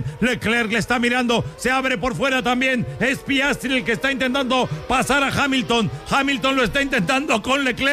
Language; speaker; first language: Spanish; native; Spanish